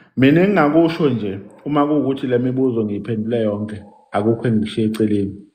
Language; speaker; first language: Zulu; native; Zulu